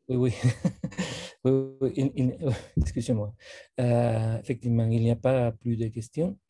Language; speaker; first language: French; non-native, fluent; Spanish